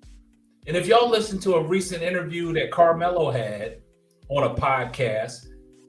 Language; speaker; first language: English; native; English